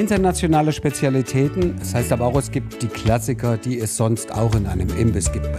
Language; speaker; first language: German; native; German